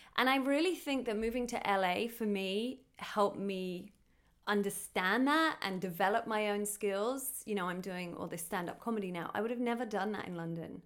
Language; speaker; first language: English; native; English